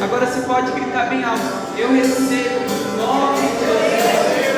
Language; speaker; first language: Portuguese; native; Portuguese